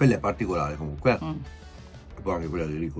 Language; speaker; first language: Italian; native; Italian